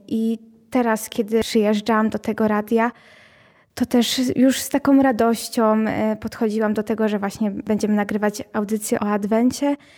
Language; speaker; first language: Polish; native; Polish